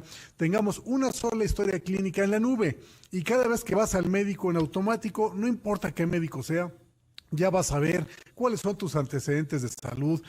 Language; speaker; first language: Spanish; native; Spanish